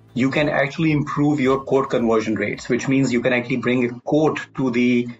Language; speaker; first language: English; non-native, local second language; Hindi